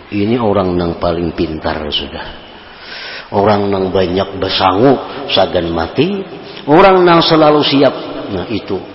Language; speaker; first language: Indonesian; non-native, local second language; Banjar